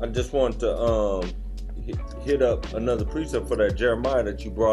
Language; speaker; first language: English; native; English